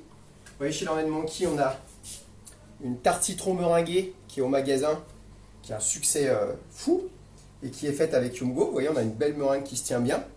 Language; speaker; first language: French; native; French